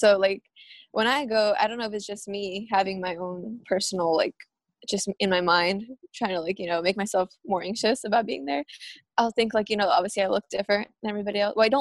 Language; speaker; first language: English; early bilingual, other home language; Spanish